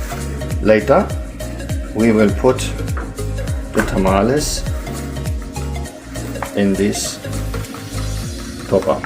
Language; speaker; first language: English; non-native, learner; German